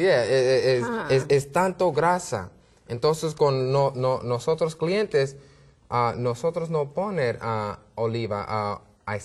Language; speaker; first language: Spanish; non-native, learner; English